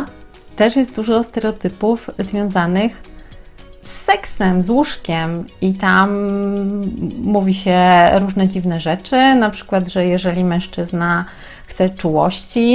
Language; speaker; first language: Polish; native; Polish